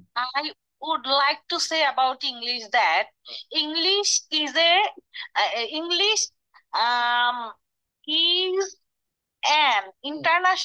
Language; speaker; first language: English; non-native, learner; Bangla